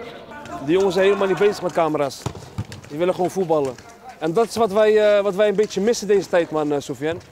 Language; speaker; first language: Dutch; native; Dutch